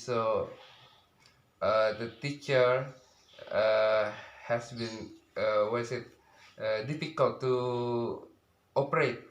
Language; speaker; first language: English; non-native, learner; Indonesian